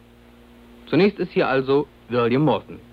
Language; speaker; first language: German; native; German